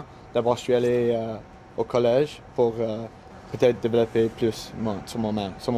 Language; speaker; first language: French; non-native, local second language; English